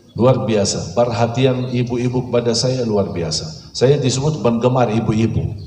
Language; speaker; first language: Indonesian; non-native, fluent; Arabic